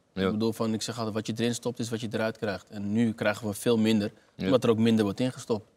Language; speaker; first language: Dutch; native; Dutch